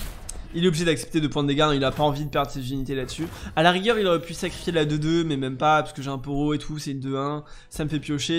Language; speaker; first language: French; native; French